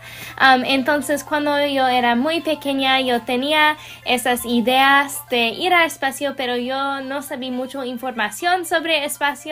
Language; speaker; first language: Spanish; non-native, learner; English